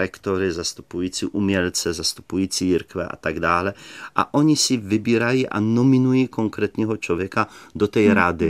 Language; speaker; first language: Czech; native; Czech